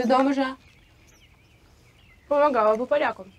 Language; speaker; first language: Polish; non-native, fluent; Russian